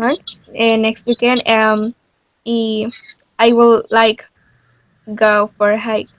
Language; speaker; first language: English; non-native, learner; Spanish